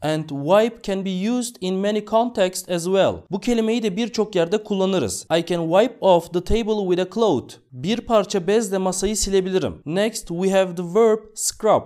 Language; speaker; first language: English; non-native, fluent; Turkish